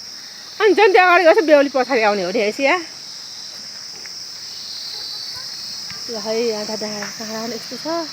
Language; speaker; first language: Nepali; native; Nepali